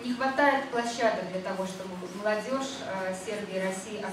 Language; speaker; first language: Russian; native; Russian